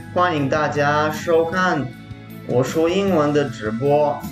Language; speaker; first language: Chinese; non-native, learner; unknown